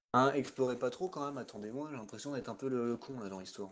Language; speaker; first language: French; native; French